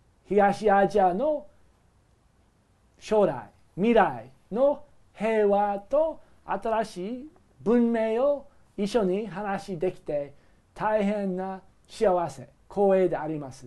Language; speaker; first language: Japanese; non-native, learner; English